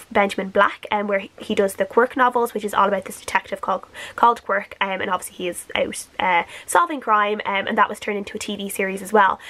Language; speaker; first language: English; native; English